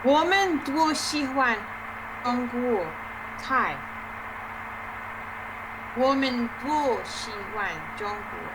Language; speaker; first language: Chinese; non-native, learner; English